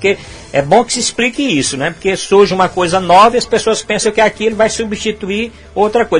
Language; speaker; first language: Portuguese; native; Portuguese